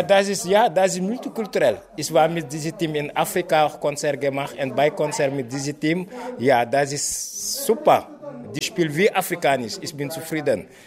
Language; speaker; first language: German; non-native, learner; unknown